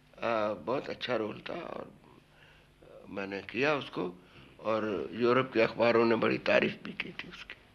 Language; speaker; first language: Hindi; native; Hindi